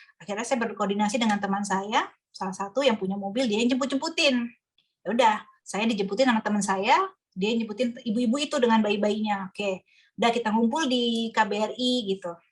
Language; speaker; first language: Indonesian; native; Indonesian